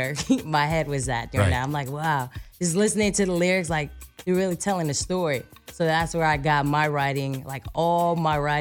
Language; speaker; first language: English; native; English